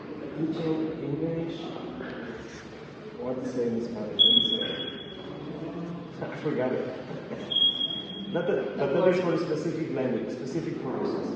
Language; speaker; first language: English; non-native, fluent; Spanish